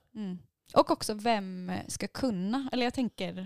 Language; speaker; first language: Swedish; native; Swedish